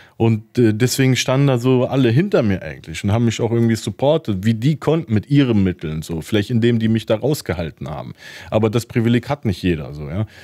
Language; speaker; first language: German; early bilingual, other home language; Turkish